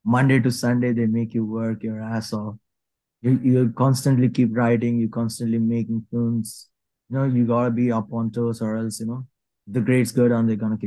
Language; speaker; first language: English; non-native, local second language; Telugu